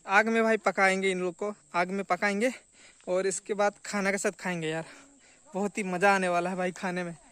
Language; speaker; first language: Hindi; non-native, local second language; Santali